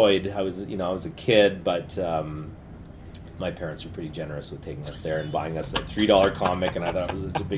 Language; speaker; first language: English; native; English